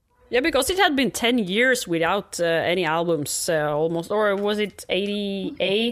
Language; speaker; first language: English; non-native, fluent; Norwegian